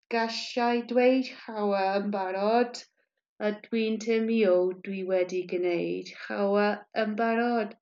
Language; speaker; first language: Welsh; non-native, learner; English